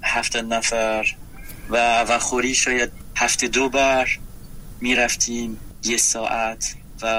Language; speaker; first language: Persian; non-native, fluent; French